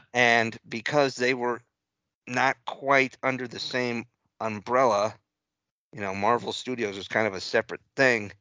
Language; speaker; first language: English; native; English